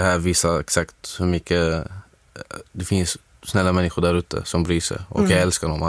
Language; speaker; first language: Swedish; non-native, fluent; Arabic